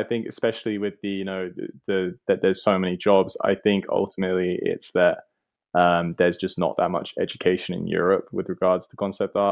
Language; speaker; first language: English; native; English